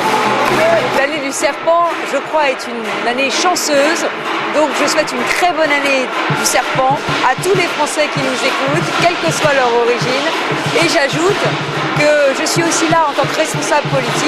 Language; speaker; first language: French; native; French